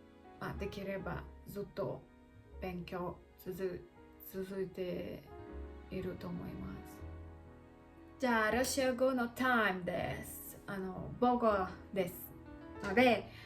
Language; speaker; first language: Japanese; non-native, learner; Russian